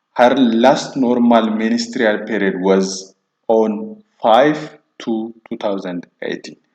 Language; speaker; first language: English; non-native, local second language; Amharic